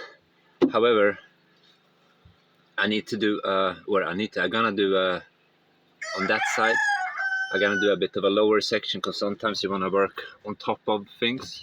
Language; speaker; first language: English; non-native, fluent; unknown